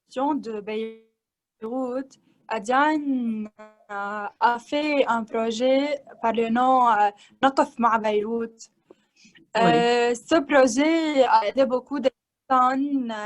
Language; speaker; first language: French; non-native, learner; Arabic